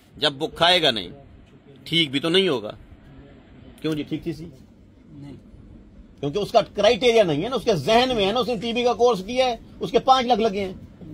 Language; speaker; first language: Urdu; non-native, local second language; Punjabi